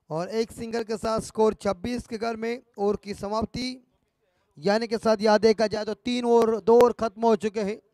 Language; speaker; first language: Hindi; non-native, local second language; Marathi